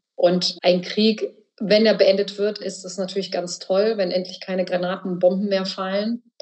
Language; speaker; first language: German; early bilingual, other home language; Bosnian